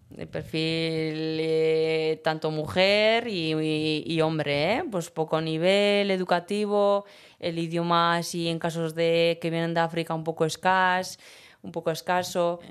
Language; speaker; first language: Spanish; early bilingual, other home language; Berber languages